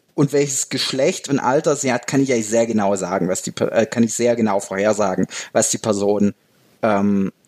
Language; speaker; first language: German; native; German